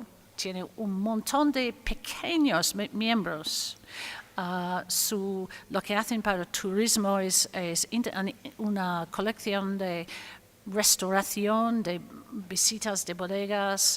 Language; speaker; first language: Spanish; non-native, fluent; English